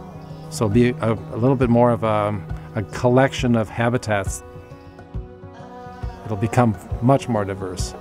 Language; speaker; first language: English; native; English